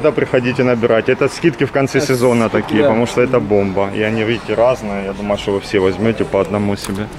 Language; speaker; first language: Russian; native; Russian